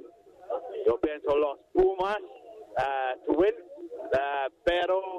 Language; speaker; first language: Spanish; non-native, learner; Welsh